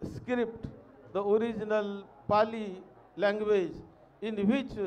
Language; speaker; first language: English; non-native, local second language; Hindi